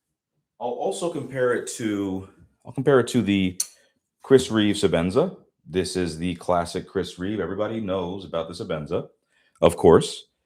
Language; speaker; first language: English; native; English